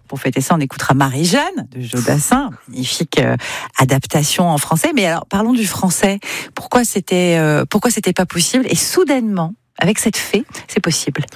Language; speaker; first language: French; native; French